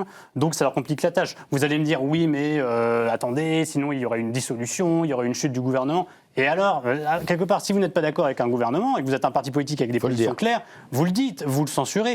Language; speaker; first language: French; native; French